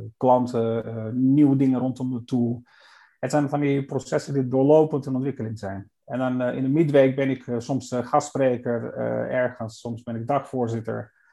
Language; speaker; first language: Dutch; non-native, fluent; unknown